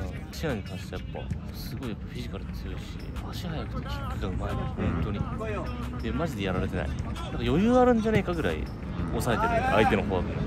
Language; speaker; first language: Japanese; native; Japanese